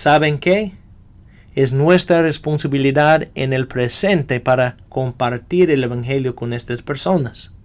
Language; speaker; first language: Spanish; non-native, fluent; English